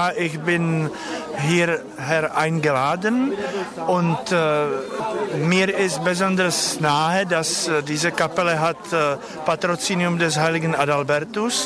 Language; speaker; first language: German; non-native, learner; Czech